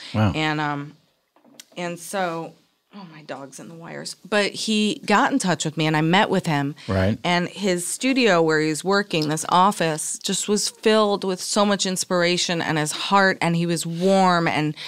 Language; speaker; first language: English; native; English